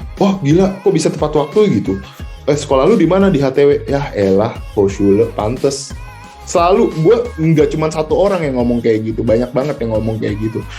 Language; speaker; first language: Indonesian; native; Indonesian